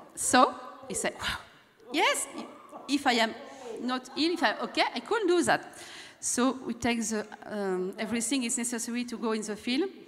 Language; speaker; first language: English; non-native, learner; French